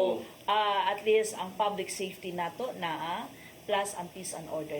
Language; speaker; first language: Cebuano; native; Cebuano